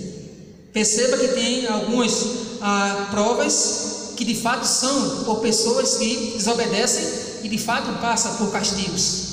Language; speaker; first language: Portuguese; native; Portuguese